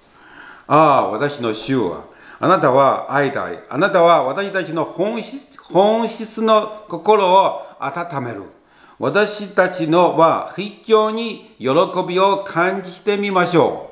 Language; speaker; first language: Japanese; non-native, learner; Chinese